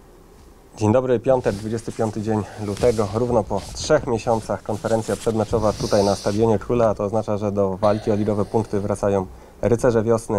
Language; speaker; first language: Polish; native; Polish